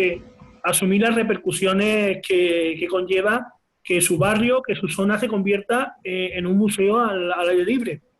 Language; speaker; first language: Spanish; native; Spanish